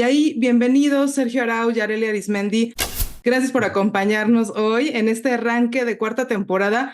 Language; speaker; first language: Spanish; native; Spanish